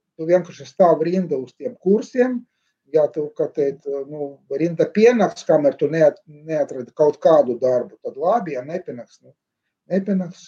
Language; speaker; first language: Latvian; non-native, local second language; Russian